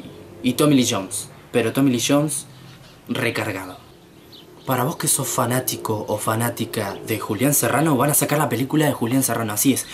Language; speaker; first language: Spanish; native; Spanish